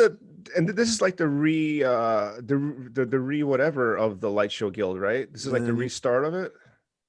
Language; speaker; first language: English; native; English